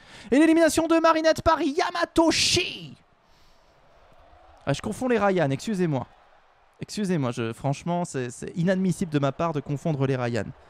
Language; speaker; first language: French; native; French